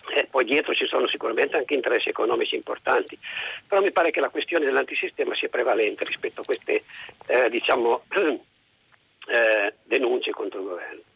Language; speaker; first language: Italian; native; Italian